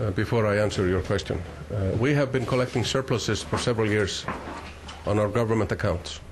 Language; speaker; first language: English; non-native, fluent; Icelandic